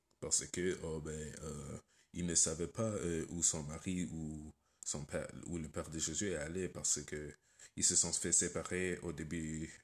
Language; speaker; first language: French; non-native, learner; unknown